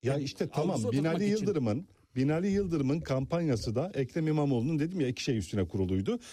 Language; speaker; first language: Turkish; native; Turkish